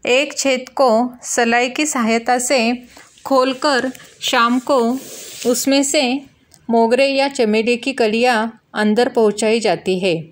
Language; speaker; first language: Hindi; non-native, local second language; Marathi